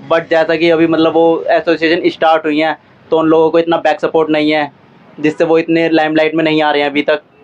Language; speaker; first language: Hindi; native; Hindi